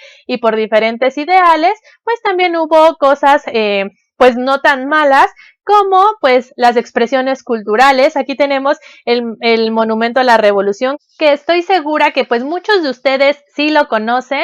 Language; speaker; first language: Spanish; native; Spanish